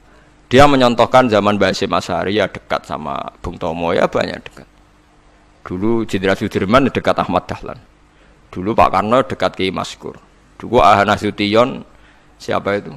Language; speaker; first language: Indonesian; non-native, local second language; Javanese